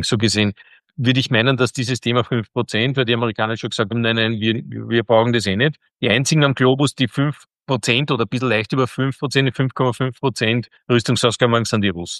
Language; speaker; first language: German; native; German